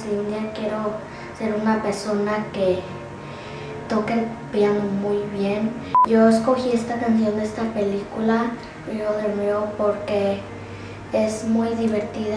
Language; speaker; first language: Spanish; early bilingual, other home language; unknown